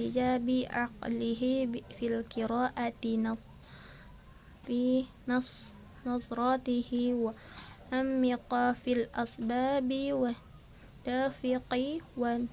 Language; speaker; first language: Arabic; non-native, learner; Indonesian